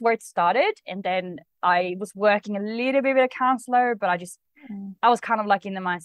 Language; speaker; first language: English; non-native, fluent; Swedish